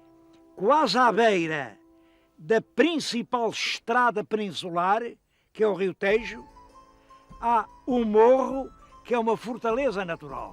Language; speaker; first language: Portuguese; native; Portuguese